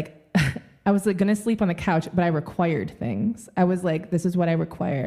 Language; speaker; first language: English; native; English